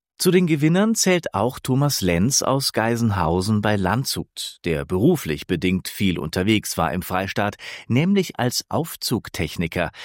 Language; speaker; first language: German; native; German